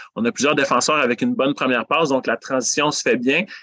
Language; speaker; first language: French; native; French